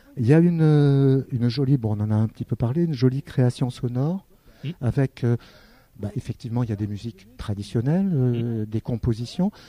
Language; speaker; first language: French; native; French